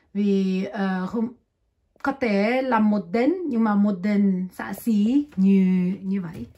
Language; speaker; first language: Vietnamese; non-native, learner; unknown